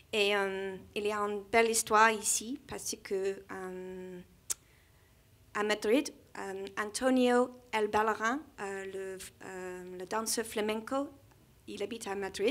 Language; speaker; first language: French; non-native, learner; English